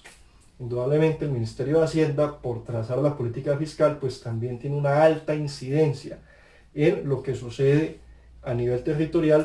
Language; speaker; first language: Spanish; native; Spanish